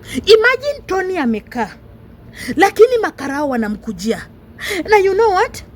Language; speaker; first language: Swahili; non-native, local second language; Luyia